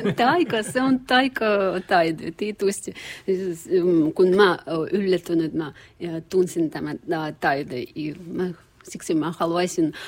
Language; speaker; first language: Finnish; non-native, learner; Turkish